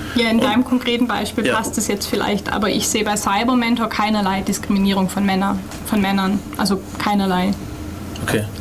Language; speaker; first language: German; native; German